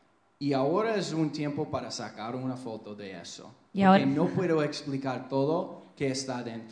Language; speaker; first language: Spanish; non-native, fluent; English